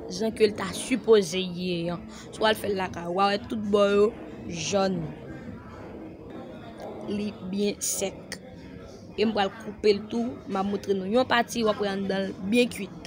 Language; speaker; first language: French; non-native, learner; Haitian Creole